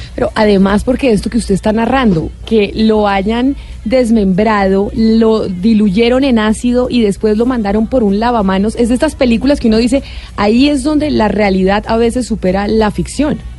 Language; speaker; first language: Spanish; native; Spanish